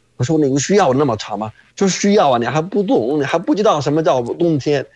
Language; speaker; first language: Chinese; non-native, fluent; Arabic